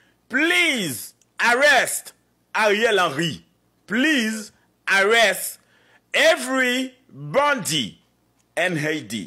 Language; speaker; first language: English; non-native, learner; Haitian Creole